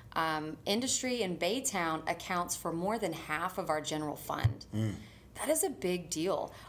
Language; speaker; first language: English; native; English